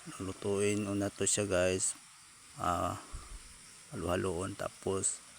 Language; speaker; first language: Filipino; non-native, local second language; Cebuano